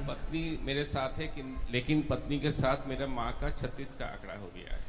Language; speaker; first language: Hindi; non-native, local second language; Bangla